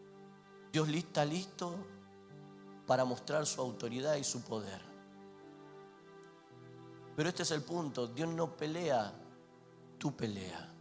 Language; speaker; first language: Spanish; native; Spanish